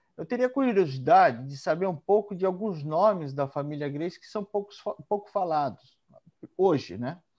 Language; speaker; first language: Portuguese; native; Portuguese